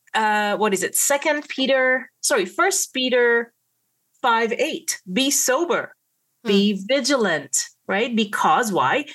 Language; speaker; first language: English; non-native, fluent; Hebrew